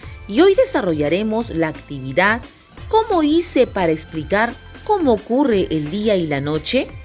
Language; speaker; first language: Spanish; native; Spanish